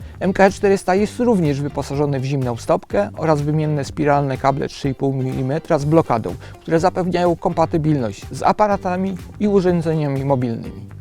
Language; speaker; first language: Polish; native; Polish